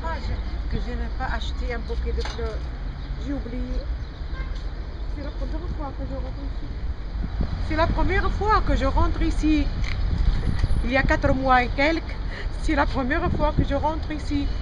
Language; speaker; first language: French; non-native, local second language; Arabic